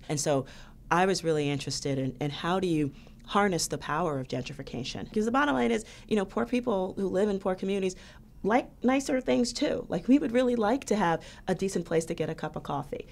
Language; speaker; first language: English; native; English